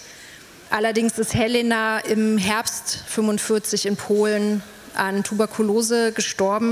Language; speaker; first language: German; native; German